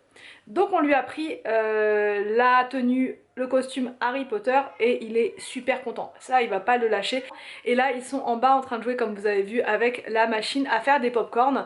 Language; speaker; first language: French; native; French